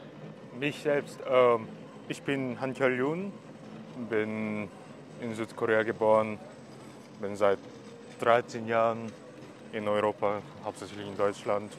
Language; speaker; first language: German; non-native, fluent; Korean